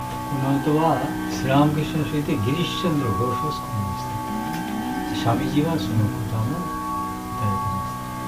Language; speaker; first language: Japanese; non-native, learner; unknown